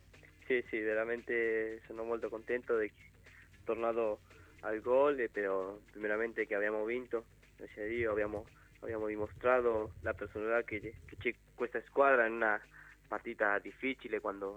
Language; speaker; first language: Italian; non-native, learner; Spanish